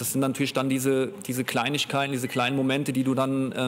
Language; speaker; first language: German; native; German